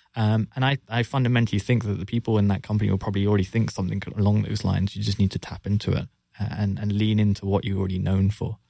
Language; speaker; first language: English; native; English